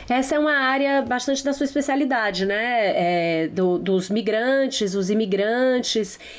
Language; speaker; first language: Portuguese; native; Portuguese